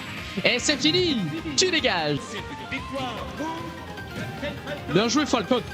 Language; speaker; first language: French; native; French